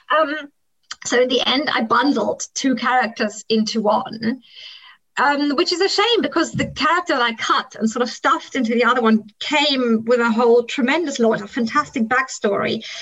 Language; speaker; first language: English; non-native, local second language; German